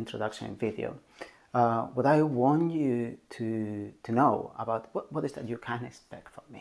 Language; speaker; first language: English; non-native, fluent; Spanish